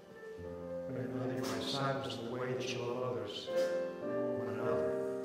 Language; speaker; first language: English; early bilingual, other home language; Korean